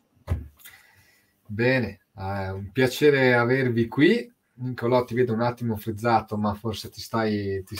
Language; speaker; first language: Italian; native; Italian